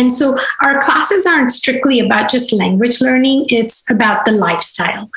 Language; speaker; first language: English; non-native, local second language; Gujarati